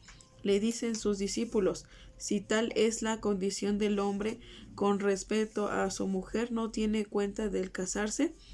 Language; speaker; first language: Spanish; native; Spanish